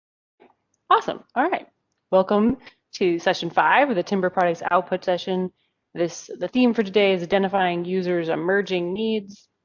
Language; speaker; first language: English; native; English